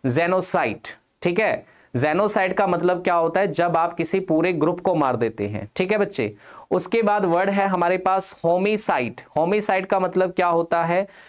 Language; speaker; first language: Hindi; non-native, local second language; Punjabi